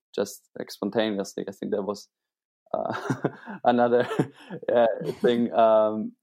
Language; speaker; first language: English; non-native, fluent; German